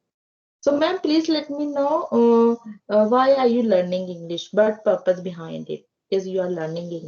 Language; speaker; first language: English; non-native, learner; Hindi